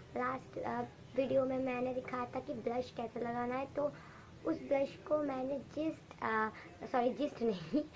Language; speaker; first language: Hindi; non-native, local second language; Bangla